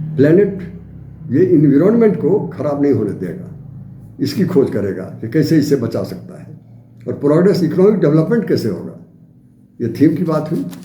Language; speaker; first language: Hindi; native; Hindi